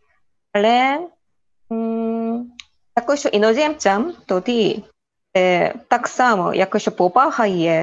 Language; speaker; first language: Ukrainian; non-native, learner; Korean